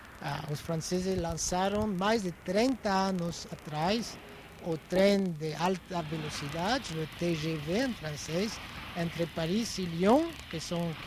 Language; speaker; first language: Portuguese; non-native, fluent; French